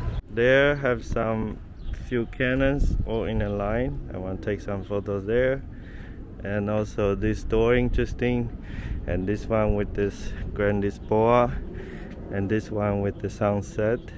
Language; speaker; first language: English; non-native, fluent; Chinese